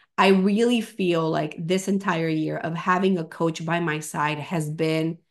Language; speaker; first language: English; non-native, fluent; Spanish